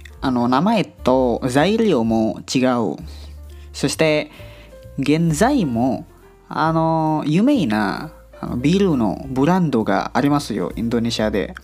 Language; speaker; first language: Japanese; non-native, learner; Indonesian